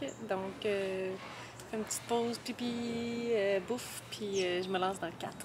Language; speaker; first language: French; native; French